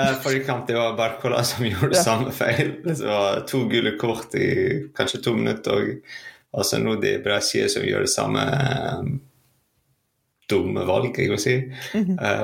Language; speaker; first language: Norwegian; non-native, fluent; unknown